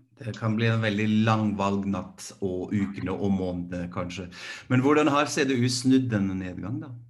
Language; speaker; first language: Norwegian; non-native, fluent; German